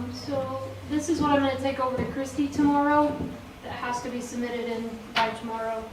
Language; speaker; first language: English; native; English